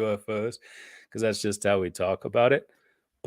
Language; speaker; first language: English; native; English